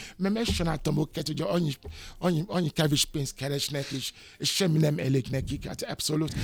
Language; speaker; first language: Hungarian; non-native, learner; Yoruba